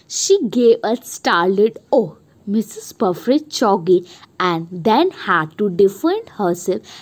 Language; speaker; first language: Hindi; native; Hindi